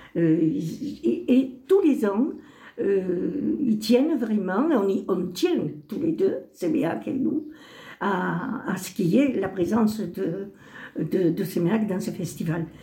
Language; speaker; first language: French; early bilingual, other home language; Spanish